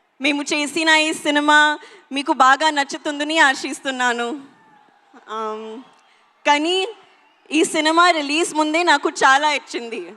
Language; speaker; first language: Telugu; non-native, learner; Hindi